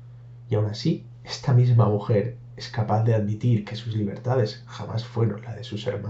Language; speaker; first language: Spanish; native; Spanish